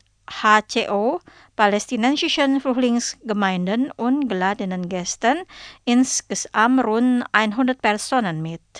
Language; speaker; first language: German; non-native, fluent; Indonesian